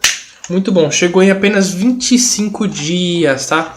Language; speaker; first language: Portuguese; native; Portuguese